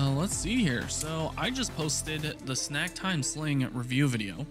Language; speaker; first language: English; native; English